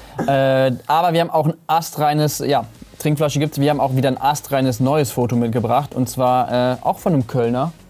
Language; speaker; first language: German; native; German